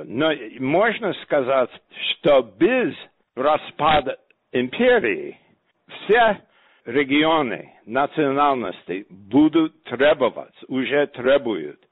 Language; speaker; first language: Russian; non-native, fluent; English